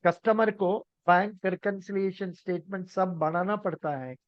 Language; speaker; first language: Hindi; non-native, local second language; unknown